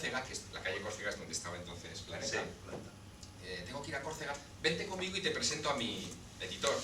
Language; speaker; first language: Spanish; native; Spanish